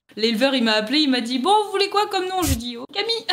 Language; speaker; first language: French; native; French